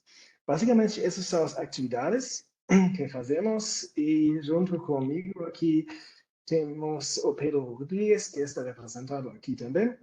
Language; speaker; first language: Portuguese; non-native, fluent; German